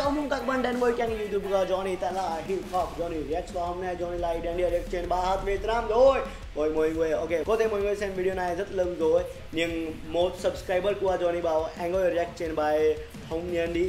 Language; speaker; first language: Vietnamese; non-native, learner; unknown